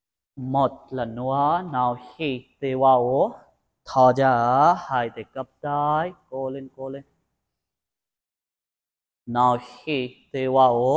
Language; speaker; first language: Vietnamese; non-native, learner; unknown